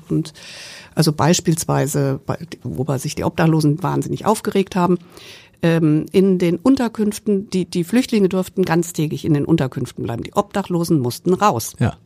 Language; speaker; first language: German; native; German